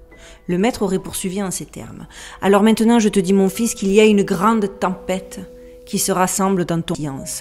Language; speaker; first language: French; native; French